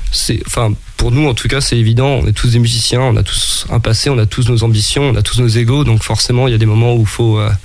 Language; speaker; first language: French; native; French